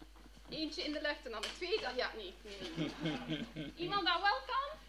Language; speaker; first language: Dutch; non-native, fluent; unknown